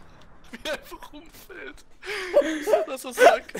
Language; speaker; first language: German; native; German